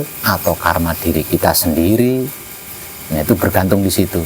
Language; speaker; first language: Indonesian; non-native, local second language; Javanese